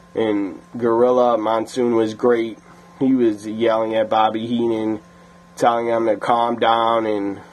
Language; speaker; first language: English; native; English